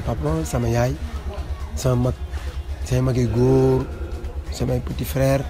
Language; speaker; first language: French; non-native, local second language; Wolof